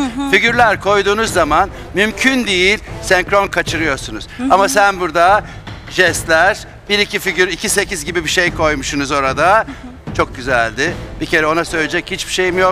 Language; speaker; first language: Turkish; native; Turkish